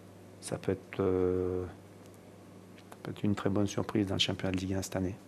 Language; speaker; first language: French; native; French